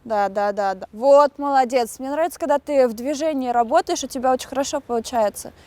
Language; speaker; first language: Russian; native; Russian